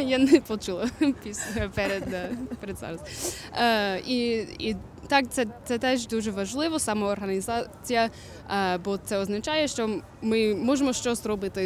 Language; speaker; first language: Ukrainian; non-native, learner; English